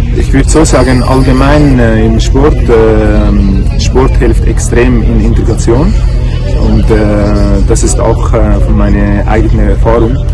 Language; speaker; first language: German; non-native, fluent; Arabic